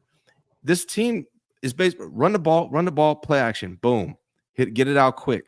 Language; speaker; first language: English; native; English